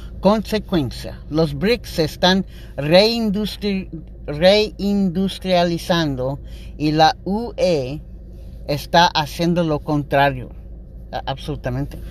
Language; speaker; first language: Spanish; non-native, learner; English